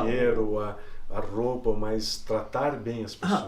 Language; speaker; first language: Portuguese; native; Portuguese